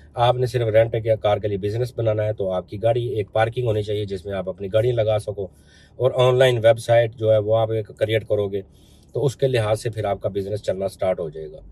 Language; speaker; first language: Urdu; non-native, local second language; Punjabi